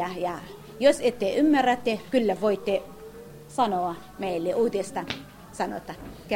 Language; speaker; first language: Finnish; non-native, learner; Kurdish